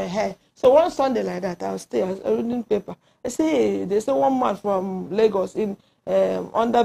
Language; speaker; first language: English; non-native, local second language; Igbo